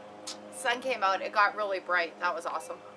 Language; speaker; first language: English; native; English